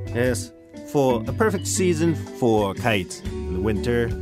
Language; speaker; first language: English; early bilingual, other home language; Japanese